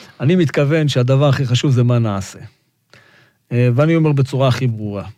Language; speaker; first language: Hebrew; non-native, local second language; Arabic